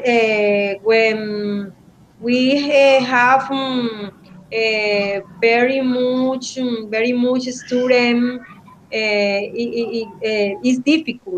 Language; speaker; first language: English; non-native, learner; Spanish